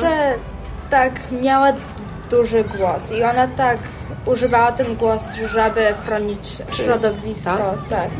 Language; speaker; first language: Polish; early bilingual, heritage; Polish